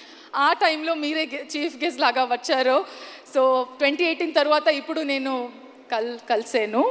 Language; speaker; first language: Telugu; non-native, learner; Kannada